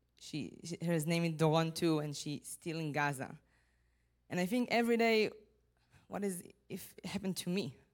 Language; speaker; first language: English; non-native, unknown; Hebrew